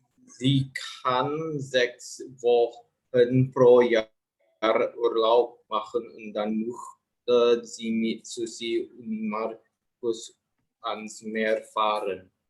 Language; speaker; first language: German; non-native, learner; Indonesian